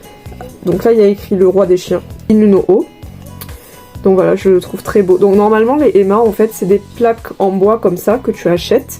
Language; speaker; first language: French; native; French